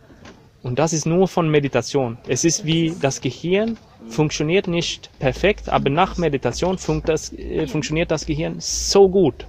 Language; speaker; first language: German; non-native, learner; Swedish